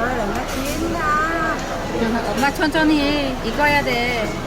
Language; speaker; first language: Korean; non-native, learner; Vietnamese